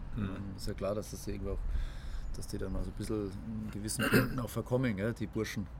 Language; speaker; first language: German; native; German